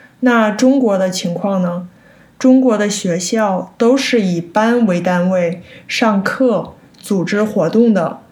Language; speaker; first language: Chinese; early bilingual, heritage; Chinese